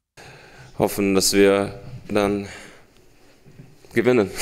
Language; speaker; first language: German; early bilingual, heritage; German